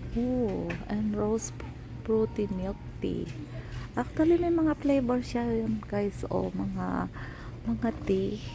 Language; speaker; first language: Filipino; native; Filipino